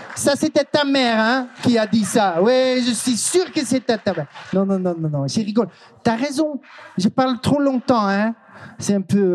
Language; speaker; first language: French; non-native, learner; Dutch